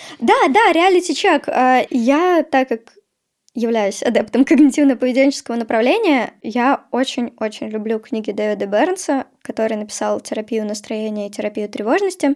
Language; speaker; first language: Russian; native; Russian